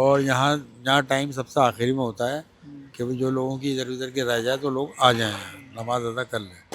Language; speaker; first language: Hindi; native; Hindi